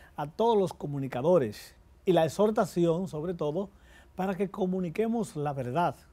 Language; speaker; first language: Spanish; native; Spanish